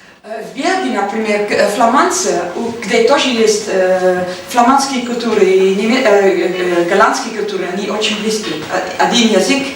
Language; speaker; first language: Russian; non-native, learner; Dutch